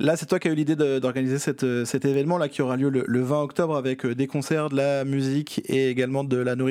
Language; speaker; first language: French; native; French